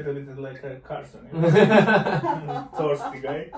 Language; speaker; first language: English; non-native, learner; Turkish